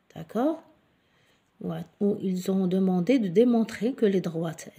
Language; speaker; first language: French; non-native, local second language; Arabic